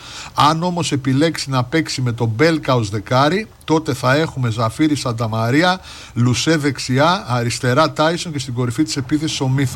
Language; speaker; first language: Greek; native; Greek